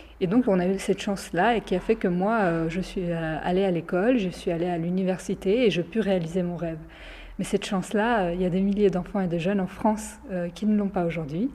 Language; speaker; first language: French; early bilingual, other home language; Romany